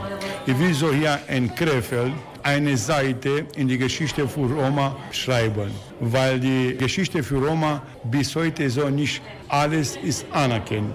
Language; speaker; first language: German; non-native, learner; Romanian